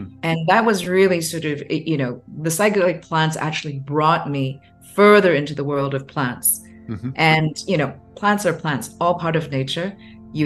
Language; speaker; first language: English; non-native, local second language; Cantonese